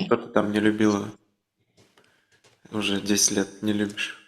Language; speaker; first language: Russian; native; Russian